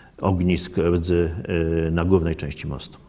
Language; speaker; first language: Polish; native; Polish